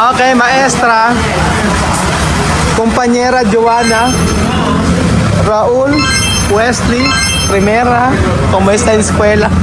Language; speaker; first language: Spanish; non-native, learner; Filipino